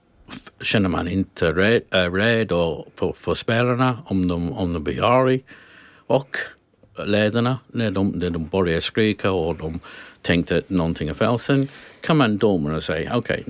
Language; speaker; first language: Swedish; non-native, fluent; English